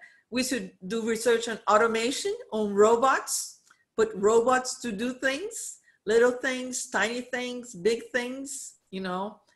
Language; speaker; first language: English; non-native, fluent; Portuguese